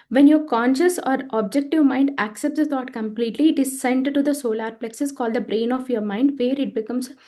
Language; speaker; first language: English; non-native, local second language; Telugu